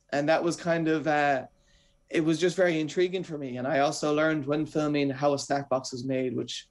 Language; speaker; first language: English; native; English